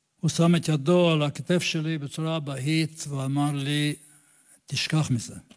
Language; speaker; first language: Hebrew; non-native, fluent; English